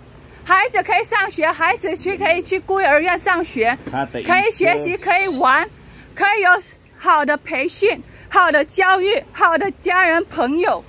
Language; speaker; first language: Chinese; non-native, fluent; Indonesian